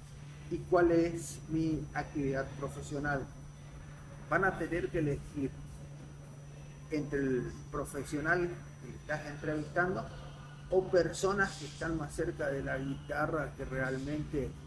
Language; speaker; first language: Spanish; native; Spanish